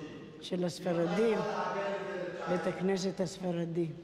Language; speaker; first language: Hebrew; non-native, fluent; Spanish